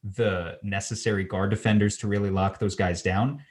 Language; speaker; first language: English; native; English